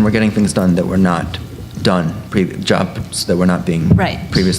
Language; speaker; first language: English; native; English